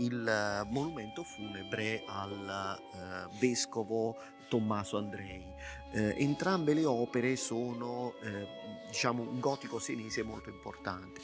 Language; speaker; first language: Italian; native; Italian